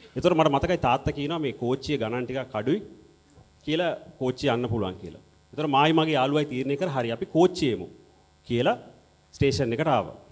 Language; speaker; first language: Sinhala; non-native, local second language; Tamil